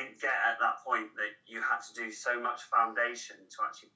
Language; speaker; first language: English; native; English